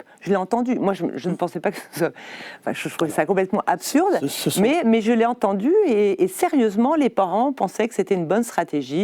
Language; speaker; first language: French; native; French